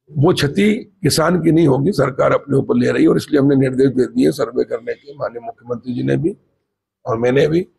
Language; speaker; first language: Hindi; native; Hindi